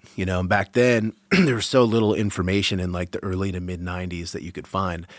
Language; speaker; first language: English; native; English